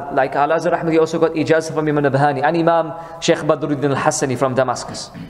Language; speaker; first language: English; early bilingual, other home language; Hindi